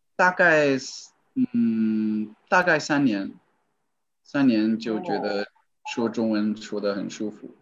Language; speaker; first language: Chinese; non-native, fluent; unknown